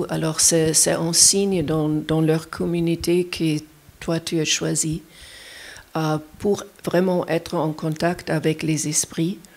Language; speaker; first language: French; non-native, fluent; German